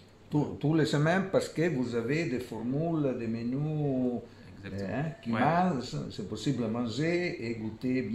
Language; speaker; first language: French; non-native, fluent; Italian